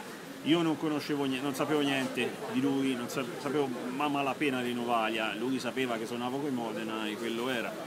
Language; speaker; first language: Italian; native; Italian